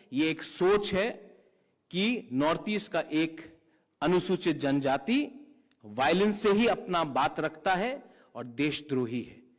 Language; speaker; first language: Hindi; non-native, local second language; Kok Borok